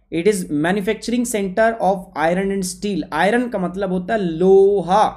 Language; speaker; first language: Hindi; native; Hindi